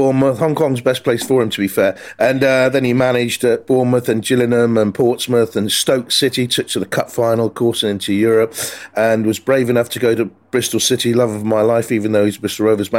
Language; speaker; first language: English; native; English